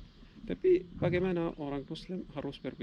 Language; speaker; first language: Indonesian; non-native, learner; Arabic